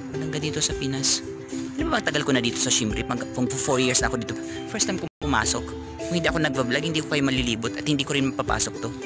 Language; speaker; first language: Filipino; non-native, local second language; Waray